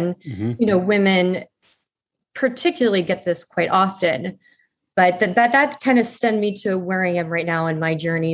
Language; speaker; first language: English; native; English